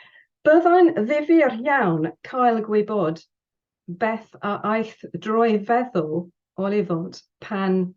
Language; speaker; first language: Welsh; non-native, learner; English